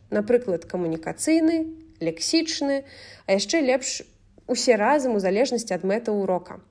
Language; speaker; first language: Belarusian; native; Belarusian